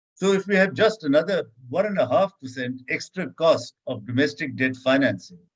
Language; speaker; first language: English; non-native, local second language; Urdu